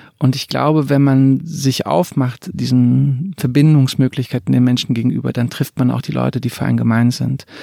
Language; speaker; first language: German; early bilingual, other home language; Croatian